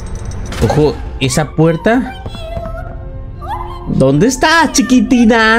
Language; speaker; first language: Spanish; native; Spanish